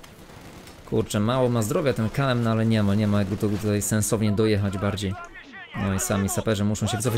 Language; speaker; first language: Polish; native; Polish